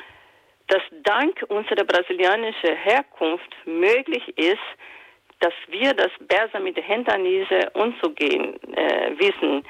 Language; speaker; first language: German; non-native, fluent; Portuguese